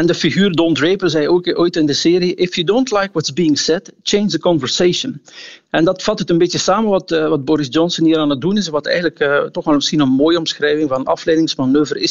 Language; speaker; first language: Dutch; native; Dutch